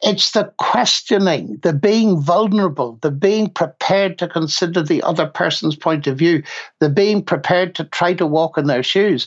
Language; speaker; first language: English; native; English